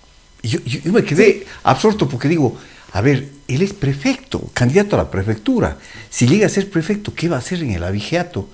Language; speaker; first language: Spanish; native; Spanish